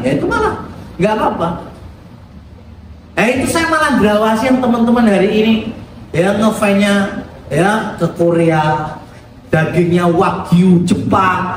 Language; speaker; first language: Indonesian; native; Indonesian